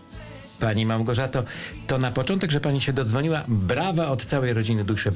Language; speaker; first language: Polish; native; Polish